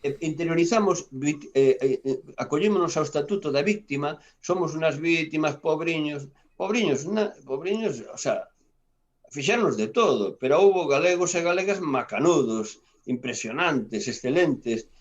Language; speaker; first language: Galician; non-native, local second language; Spanish